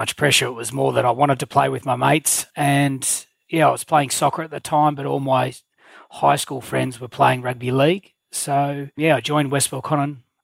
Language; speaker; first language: English; native; English